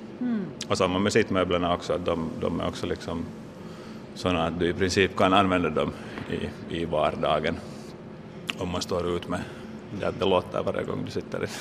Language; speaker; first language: Swedish; native; Swedish